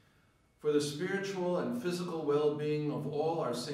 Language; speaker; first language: English; native; English